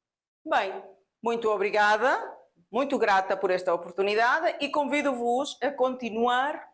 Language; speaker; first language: Portuguese; non-native, fluent; Spanish